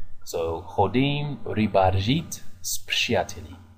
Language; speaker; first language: Czech; non-native, learner; English